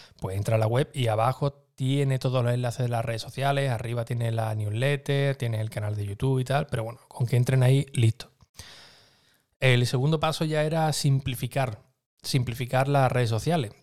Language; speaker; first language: Spanish; native; Spanish